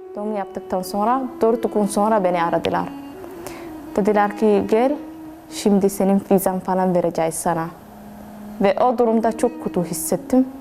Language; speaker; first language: Turkish; non-native, learner; Somali